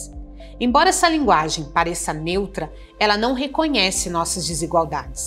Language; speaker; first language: Portuguese; native; Portuguese